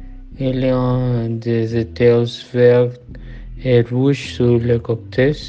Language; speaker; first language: French; non-native, learner; Spanish